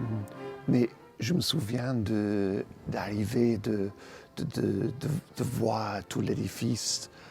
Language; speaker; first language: French; non-native, fluent; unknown